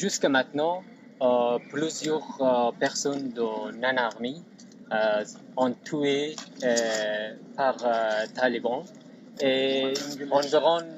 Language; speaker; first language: French; non-native, learner; Persian